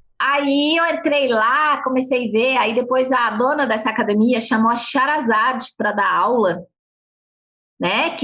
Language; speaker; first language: Portuguese; non-native, fluent; Arabic